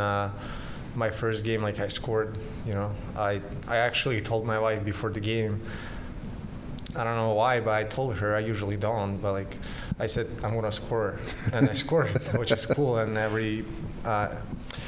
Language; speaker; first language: English; non-native, fluent; Russian